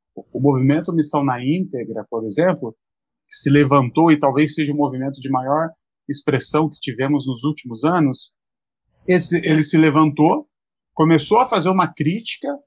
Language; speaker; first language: Portuguese; native; Portuguese